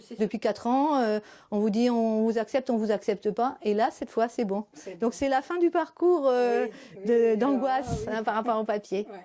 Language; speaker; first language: French; native; French